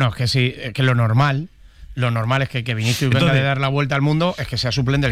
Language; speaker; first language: Spanish; native; Spanish